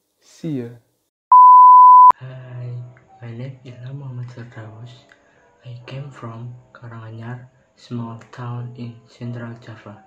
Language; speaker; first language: English; non-native, learner; Indonesian